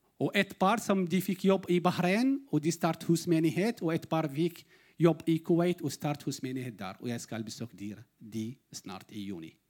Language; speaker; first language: Norwegian; non-native, learner; Arabic